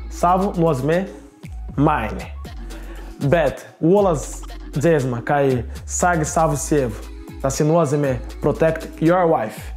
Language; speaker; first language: Latvian; non-native, learner; Portuguese